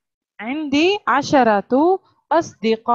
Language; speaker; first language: Arabic; non-native, learner; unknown